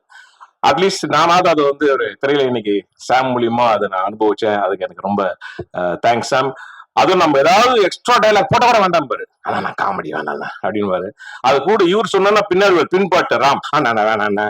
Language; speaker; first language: Tamil; native; Tamil